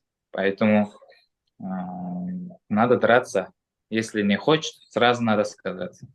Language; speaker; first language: Russian; non-native, local second language; Uzbek